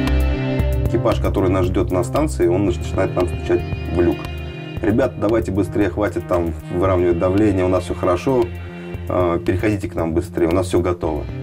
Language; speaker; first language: Russian; native; Russian